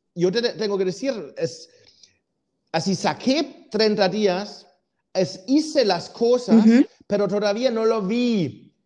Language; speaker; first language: Spanish; non-native, fluent; German